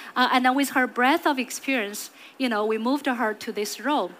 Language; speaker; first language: English; non-native, fluent; Chinese